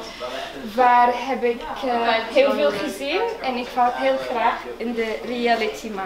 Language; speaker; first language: Dutch; non-native, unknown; Arabic